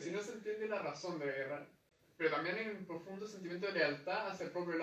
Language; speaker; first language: Spanish; native; Spanish